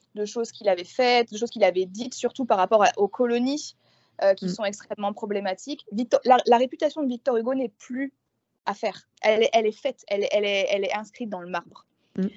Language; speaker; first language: French; native; French